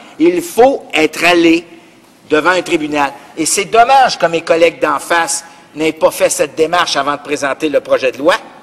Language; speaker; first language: French; native; French